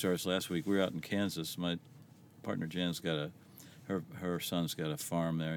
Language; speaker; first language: English; native; English